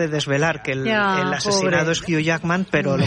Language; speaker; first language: Spanish; native; Spanish